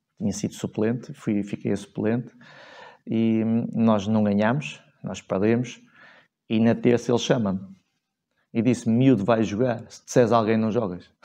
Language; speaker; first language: Portuguese; native; Portuguese